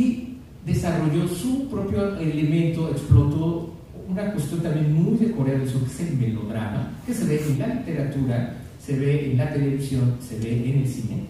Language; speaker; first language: Spanish; native; Spanish